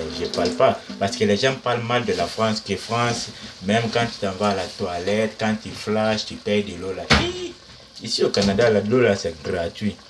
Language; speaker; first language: French; non-native, local second language; Susu